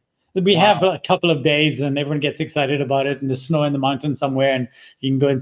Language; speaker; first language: English; native; English